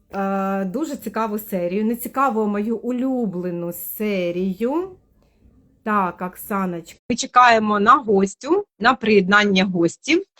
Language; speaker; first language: Ukrainian; non-native, local second language; Russian